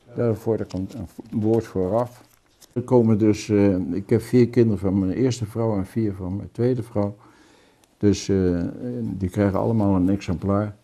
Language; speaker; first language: Dutch; native; Dutch